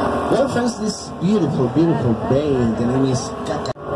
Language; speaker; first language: English; non-native, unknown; Spanish